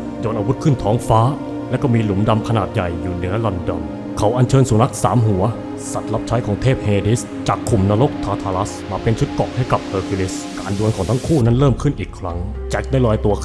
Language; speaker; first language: Thai; native; Thai